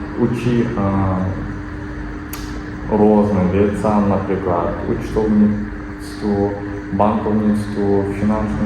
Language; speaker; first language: Slovak; non-native, learner; Kazakh